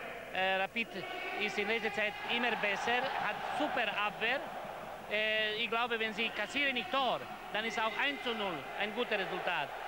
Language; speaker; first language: German; non-native, fluent; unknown